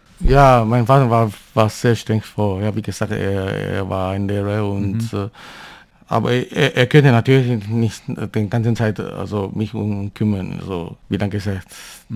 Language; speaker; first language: German; non-native, learner; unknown